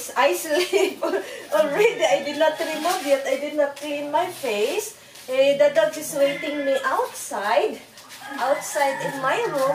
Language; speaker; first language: English; non-native, learner; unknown